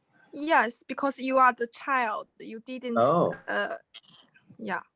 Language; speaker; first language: English; non-native, learner; Chinese